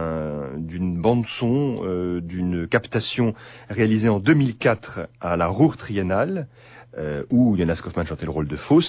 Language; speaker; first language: French; native; French